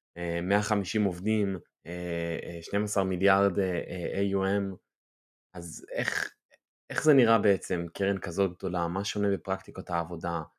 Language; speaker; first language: Hebrew; native; Hebrew